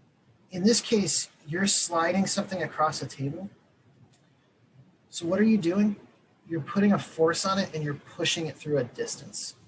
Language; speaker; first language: English; native; English